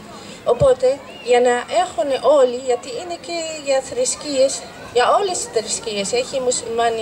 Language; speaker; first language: Greek; non-native, fluent; Arabic